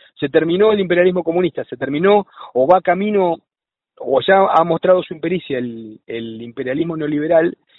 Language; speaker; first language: Spanish; native; Spanish